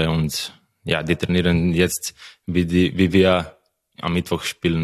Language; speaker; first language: German; non-native, learner; Croatian